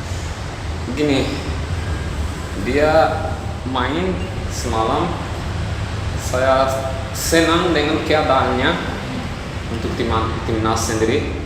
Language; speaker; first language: Indonesian; non-native, fluent; Portuguese